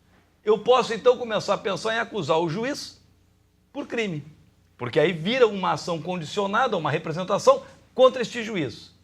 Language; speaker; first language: Portuguese; native; Portuguese